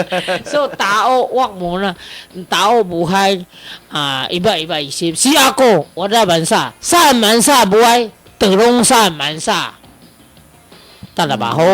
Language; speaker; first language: Filipino; non-native, learner; Chinese